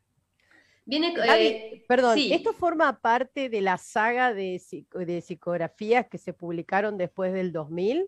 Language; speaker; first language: Spanish; native; Spanish